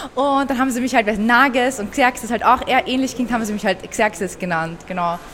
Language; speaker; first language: German; early bilingual, other home language; Persian